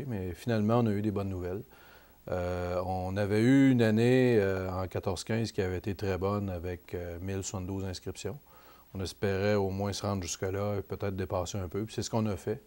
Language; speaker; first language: French; native; French